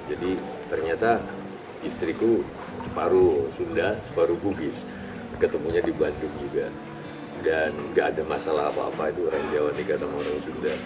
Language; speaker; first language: Indonesian; non-native, local second language; Javanese